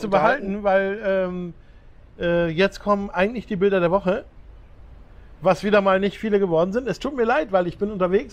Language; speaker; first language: German; native; German